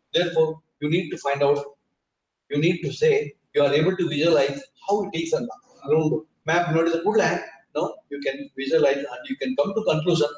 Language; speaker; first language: English; non-native, local second language; Kannada